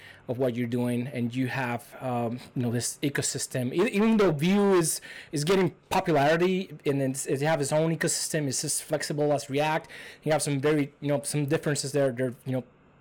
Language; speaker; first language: English; non-native, fluent; Spanish